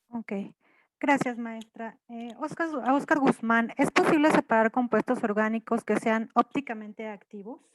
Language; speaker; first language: Spanish; native; Spanish